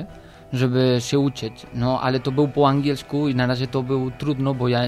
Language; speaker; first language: Polish; non-native, learner; Spanish